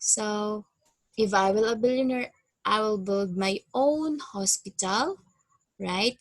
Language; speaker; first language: English; non-native, fluent; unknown